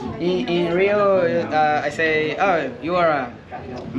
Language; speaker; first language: English; non-native, learner; Portuguese